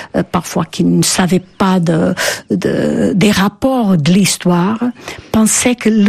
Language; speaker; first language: French; non-native, fluent; Portuguese